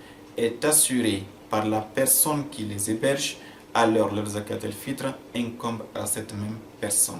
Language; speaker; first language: French; non-native, local second language; Fula